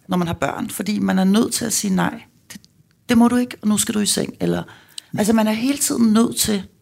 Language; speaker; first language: Danish; native; Danish